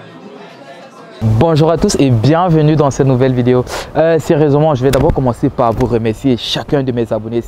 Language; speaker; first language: French; native; French